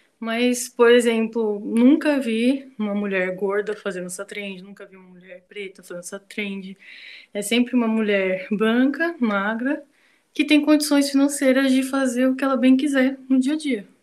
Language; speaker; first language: Portuguese; native; Portuguese